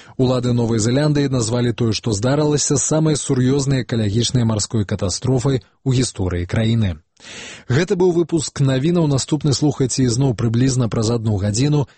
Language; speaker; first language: Belarusian; native; Belarusian